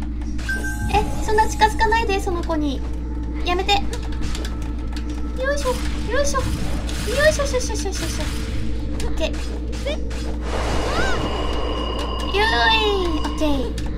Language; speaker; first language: Japanese; native; Japanese